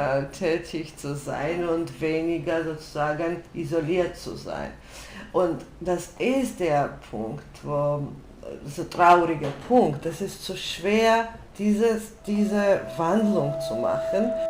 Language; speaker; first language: German; non-native, fluent; Georgian